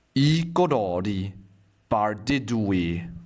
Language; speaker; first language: Italian; non-native, fluent; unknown